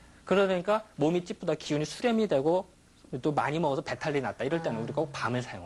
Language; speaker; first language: Korean; native; Korean